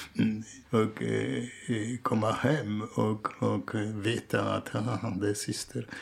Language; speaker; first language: Swedish; non-native, fluent; Polish